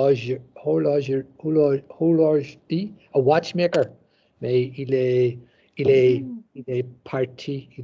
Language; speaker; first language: French; non-native, learner; English